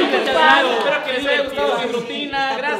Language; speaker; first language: Spanish; native; Spanish